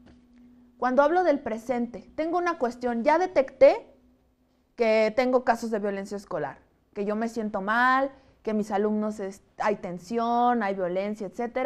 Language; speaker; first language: Spanish; native; Spanish